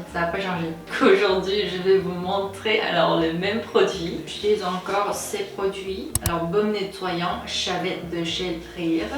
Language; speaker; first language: French; non-native, fluent; Korean